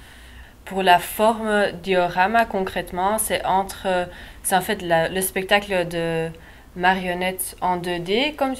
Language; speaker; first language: French; non-native, local second language; Dutch